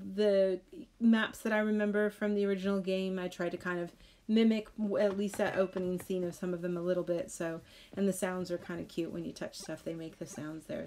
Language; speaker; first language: English; native; English